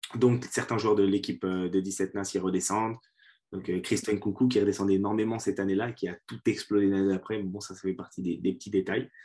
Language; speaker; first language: French; native; French